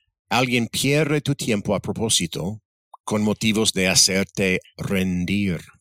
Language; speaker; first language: Spanish; non-native, fluent; English